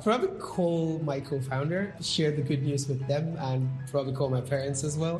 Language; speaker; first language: English; non-native, local second language; Yoruba